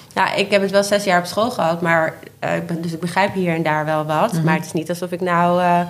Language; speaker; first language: Dutch; native; Dutch